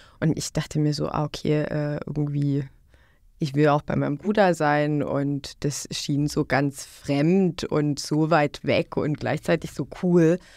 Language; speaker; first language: German; non-native, fluent; Bosnian